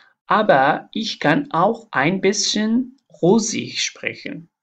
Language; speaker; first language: German; non-native, fluent; Persian